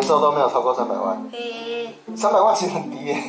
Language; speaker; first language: Chinese; native; Chinese